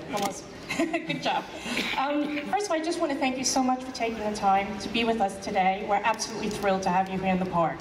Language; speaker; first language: English; native; English